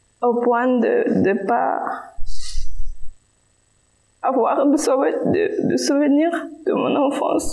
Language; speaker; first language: French; non-native, fluent; Spanish